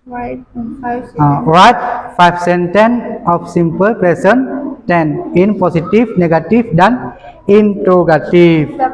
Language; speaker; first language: English; non-native, learner; Indonesian